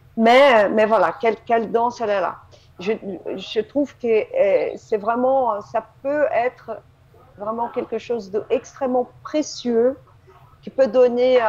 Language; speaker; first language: French; non-native, fluent; Portuguese